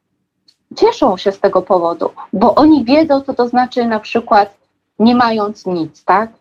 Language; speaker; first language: Polish; non-native, fluent; Georgian